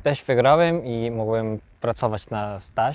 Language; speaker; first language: Polish; non-native, learner; Korean